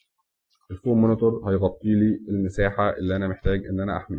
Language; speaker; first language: Arabic; native; Arabic